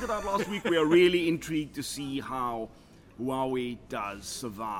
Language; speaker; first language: English; native; English